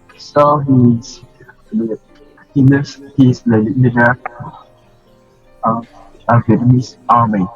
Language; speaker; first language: English; non-native, learner; Vietnamese